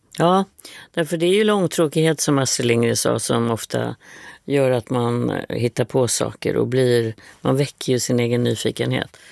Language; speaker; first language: Swedish; native; Swedish